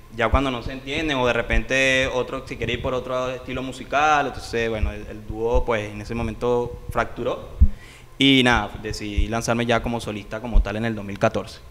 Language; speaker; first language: Spanish; native; Spanish